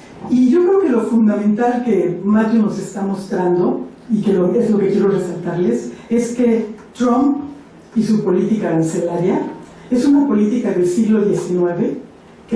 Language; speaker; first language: Spanish; native; Spanish